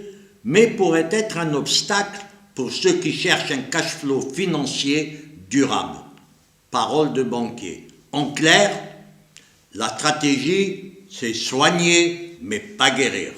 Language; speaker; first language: French; native; French